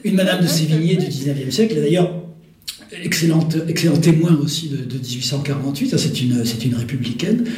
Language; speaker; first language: French; native; French